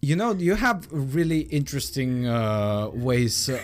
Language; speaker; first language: English; non-native, fluent; Bulgarian